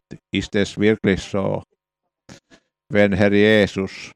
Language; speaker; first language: German; non-native, fluent; Finnish